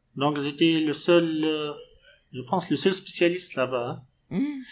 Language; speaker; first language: French; non-native, local second language; Arabic